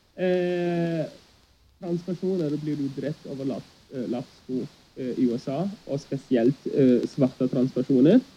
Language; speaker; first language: Norwegian; early bilingual, other home language; Arabic